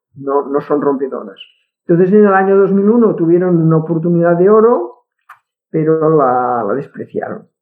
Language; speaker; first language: Spanish; non-native, local second language; Catalan